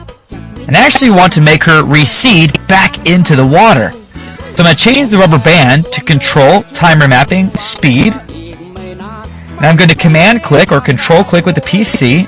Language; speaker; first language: English; native; English